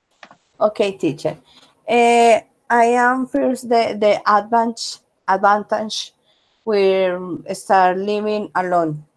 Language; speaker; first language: English; non-native, learner; Spanish